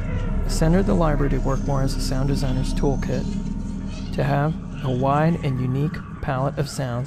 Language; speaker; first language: English; native; English